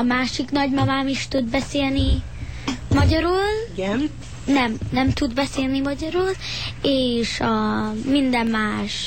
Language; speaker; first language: Hungarian; early bilingual, heritage; Hungarian